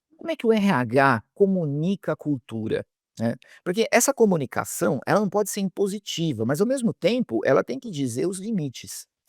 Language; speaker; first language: Portuguese; native; Portuguese